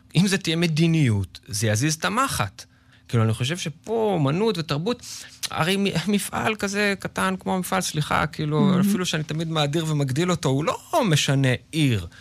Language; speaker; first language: Hebrew; native; Hebrew